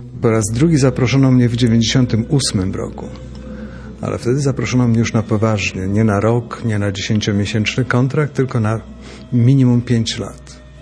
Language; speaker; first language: Polish; native; Polish